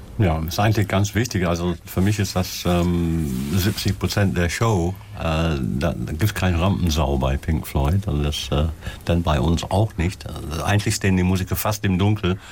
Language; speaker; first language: German; non-native, fluent; English